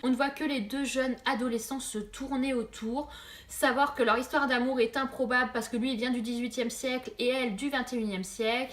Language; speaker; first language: French; native; French